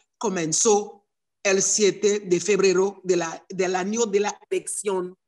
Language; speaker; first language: Spanish; non-native, learner; Haitian Creole